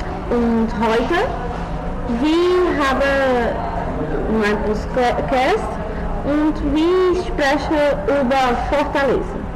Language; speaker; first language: German; non-native, learner; Portuguese